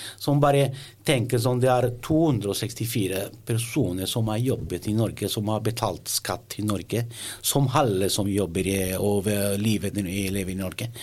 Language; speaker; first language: Norwegian; non-native, learner; Italian